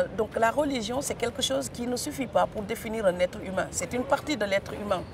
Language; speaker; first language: French; non-native, local second language; Serer